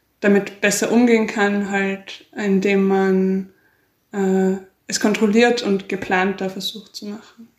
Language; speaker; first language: German; native; German